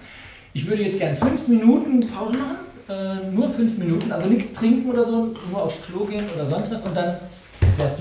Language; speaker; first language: German; native; German